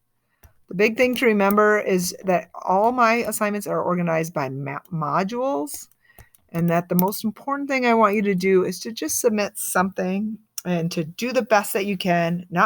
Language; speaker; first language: English; native; English